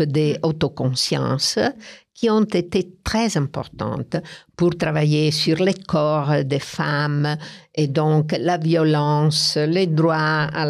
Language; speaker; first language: French; non-native, fluent; Italian